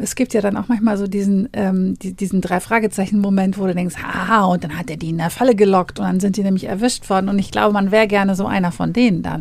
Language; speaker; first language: German; native; German